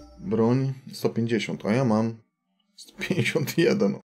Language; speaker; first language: Polish; native; Polish